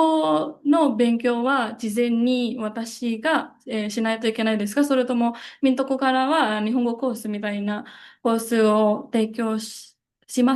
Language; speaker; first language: Japanese; non-native, fluent; Indonesian